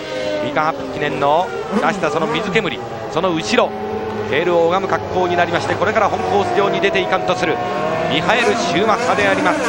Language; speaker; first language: Japanese; native; Japanese